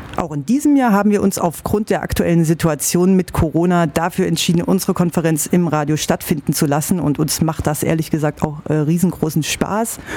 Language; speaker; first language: German; native; German